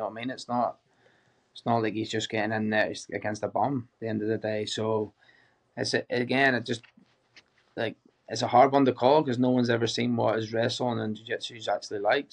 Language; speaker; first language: English; native; English